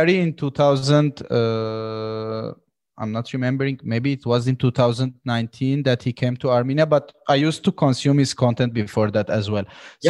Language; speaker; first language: English; non-native, fluent; Armenian